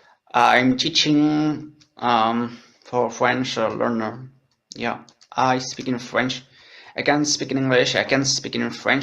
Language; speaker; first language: English; non-native, learner; French